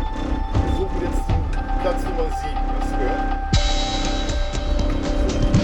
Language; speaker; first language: German; native; German